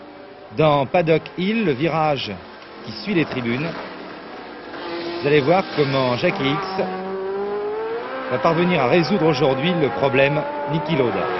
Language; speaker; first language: French; native; French